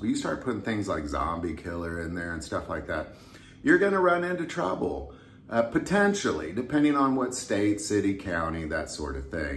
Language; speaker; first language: English; native; English